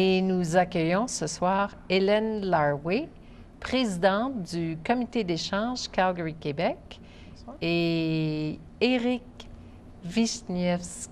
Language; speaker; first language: French; native; French